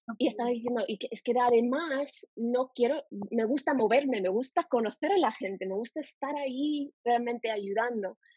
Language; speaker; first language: Spanish; non-native, fluent; English